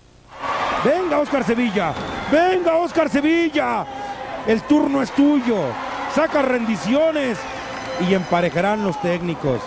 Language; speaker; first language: Spanish; native; Spanish